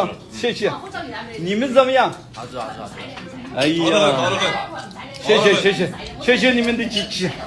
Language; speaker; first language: Chinese; non-native, local second language; Uyghur